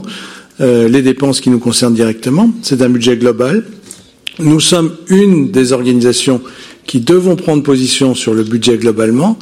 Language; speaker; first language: French; native; French